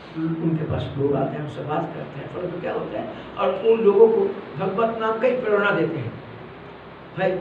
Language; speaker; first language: Hindi; non-native, local second language; Malayalam